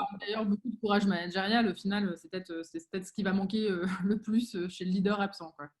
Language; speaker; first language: French; native; French